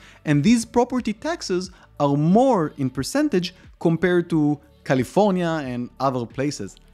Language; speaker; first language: English; non-native, fluent; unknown